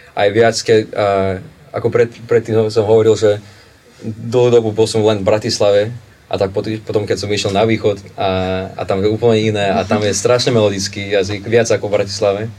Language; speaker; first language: Slovak; non-native, fluent; Russian